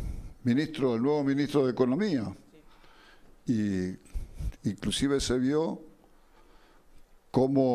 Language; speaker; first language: Spanish; native; Spanish